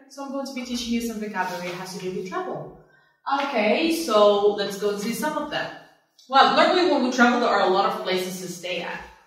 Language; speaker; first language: English; non-native, fluent; Arabic